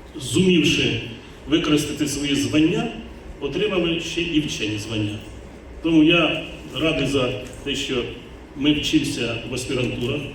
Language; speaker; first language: Ukrainian; native; Ukrainian